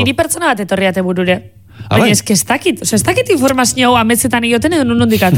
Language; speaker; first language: Basque; native; Basque